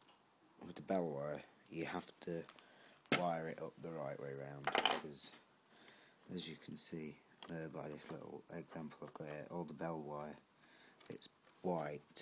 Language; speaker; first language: English; native; English